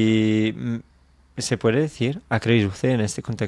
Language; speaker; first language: Spanish; non-native, fluent; English